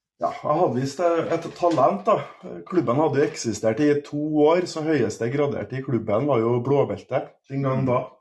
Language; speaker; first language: Norwegian; native; Norwegian